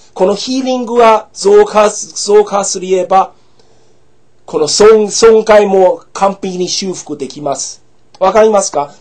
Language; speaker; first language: Japanese; non-native, fluent; English